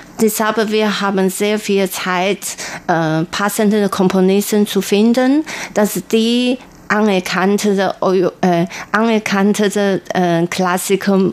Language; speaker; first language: German; non-native, learner; Chinese